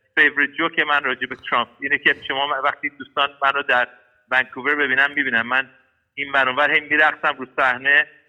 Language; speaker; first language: Persian; early bilingual, heritage; Persian